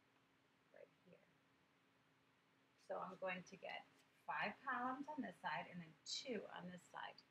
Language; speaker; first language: English; native; English